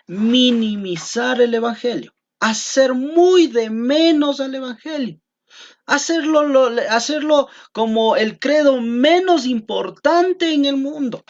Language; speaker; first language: Spanish; native; Spanish